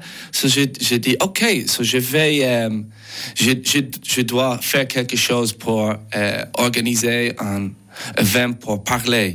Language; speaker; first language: French; non-native, learner; English